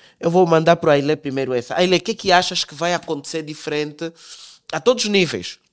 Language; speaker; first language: Portuguese; native; Portuguese